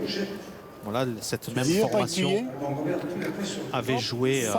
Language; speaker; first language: French; native; French